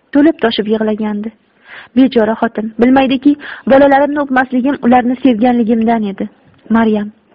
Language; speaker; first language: Uzbek; native; Uzbek